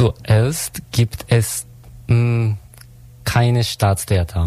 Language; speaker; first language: German; non-native, learner; Japanese